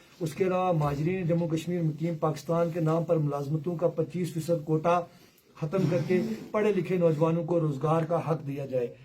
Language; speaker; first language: Urdu; non-native, local second language; Pahari-Potwari